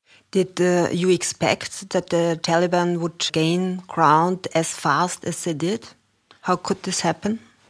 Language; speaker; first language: English; non-native, fluent; German